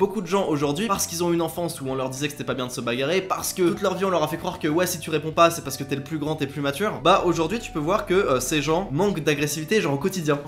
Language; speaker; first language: French; native; French